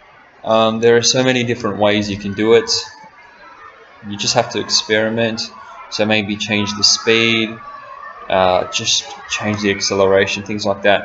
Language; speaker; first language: English; native; English